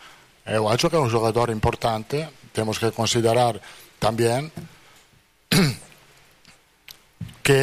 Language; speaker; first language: Portuguese; non-native, fluent; Italian